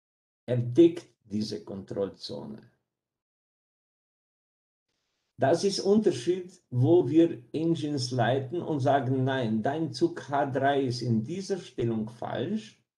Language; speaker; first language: German; non-native, fluent; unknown